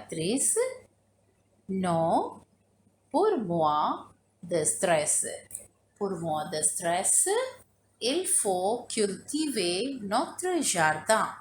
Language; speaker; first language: French; non-native, fluent; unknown